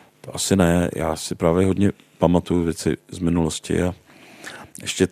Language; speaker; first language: Czech; native; Czech